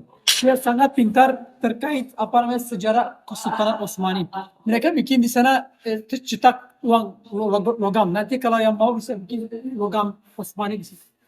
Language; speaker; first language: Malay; non-native, fluent; Turkish